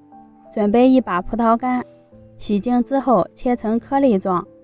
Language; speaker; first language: Chinese; native; Chinese